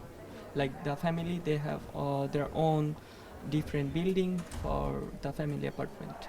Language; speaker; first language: English; non-native, fluent; Bangla